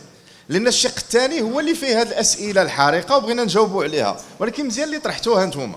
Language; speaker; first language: Arabic; native; Arabic